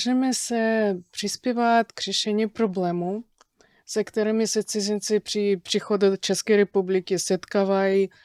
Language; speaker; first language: Czech; non-native, fluent; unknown